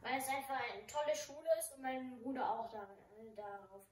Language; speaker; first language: German; early bilingual, other home language; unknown